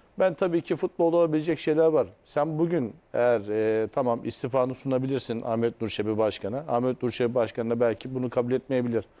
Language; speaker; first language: Turkish; native; Turkish